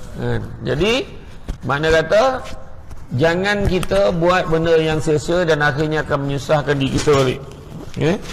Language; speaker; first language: Malay; native; Malay